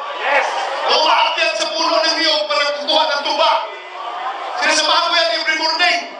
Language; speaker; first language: Filipino; non-native, local second language; Cebuano